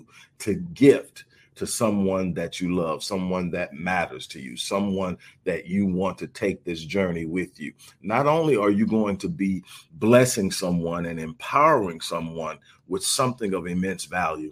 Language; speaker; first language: English; native; English